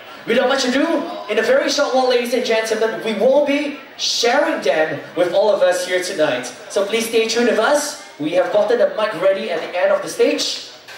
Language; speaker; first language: English; non-native, local second language; Chinese